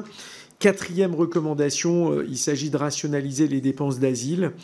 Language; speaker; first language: French; native; French